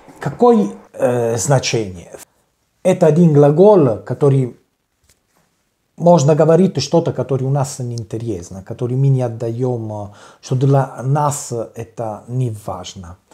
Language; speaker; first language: Russian; non-native, learner; Italian